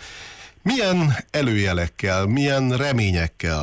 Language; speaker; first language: Hungarian; native; Hungarian